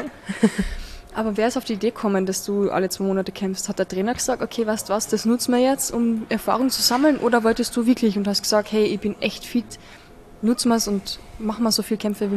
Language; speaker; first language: German; native; German